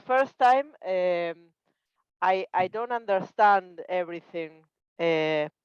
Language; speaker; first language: English; non-native, learner; Spanish